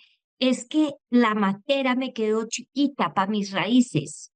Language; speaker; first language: Spanish; native; Spanish